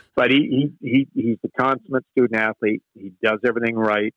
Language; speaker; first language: English; native; English